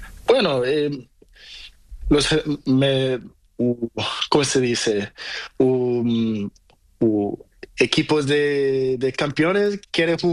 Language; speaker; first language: Spanish; non-native, learner; Portuguese